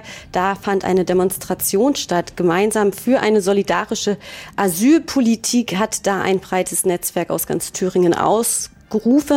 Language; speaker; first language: German; native; German